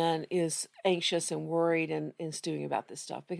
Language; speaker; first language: English; native; English